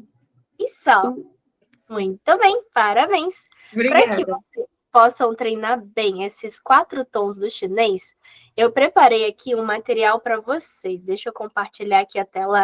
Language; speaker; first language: Portuguese; non-native, fluent; Chinese